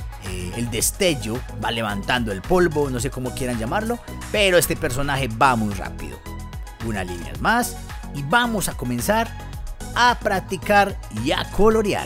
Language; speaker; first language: Spanish; native; Spanish